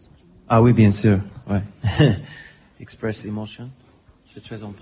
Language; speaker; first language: French; non-native, learner; English